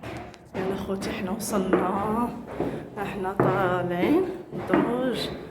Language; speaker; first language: Arabic; native; Arabic